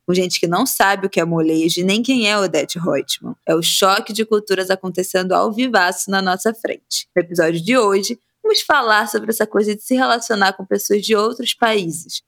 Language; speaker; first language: Portuguese; native; Portuguese